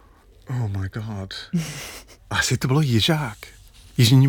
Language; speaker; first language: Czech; non-native, fluent; English